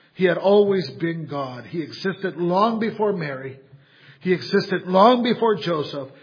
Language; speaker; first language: English; native; English